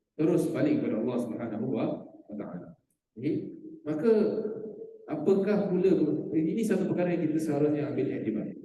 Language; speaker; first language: Malay; native; Malay